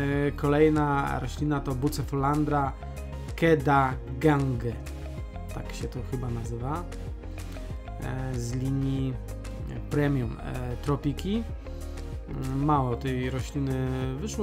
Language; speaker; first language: Polish; native; Polish